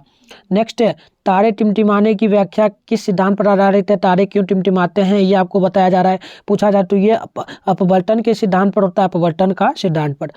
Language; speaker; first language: Hindi; native; Hindi